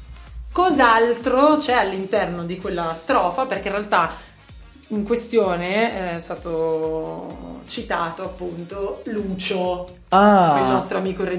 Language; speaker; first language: Italian; native; Italian